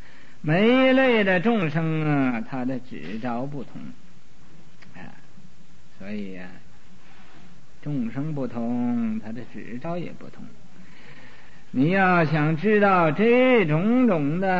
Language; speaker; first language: Chinese; native; Chinese